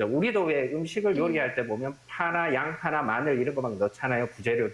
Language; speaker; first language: Korean; native; Korean